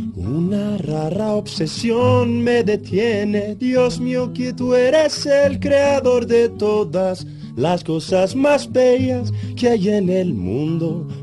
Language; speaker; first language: Spanish; non-native, learner; Icelandic